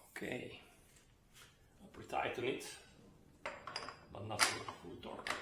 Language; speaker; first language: English; non-native, fluent; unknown